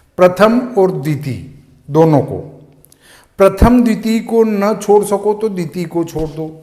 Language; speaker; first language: Hindi; native; Hindi